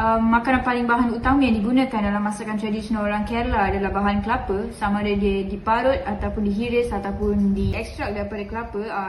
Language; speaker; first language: Malay; non-native, local second language; Malayalam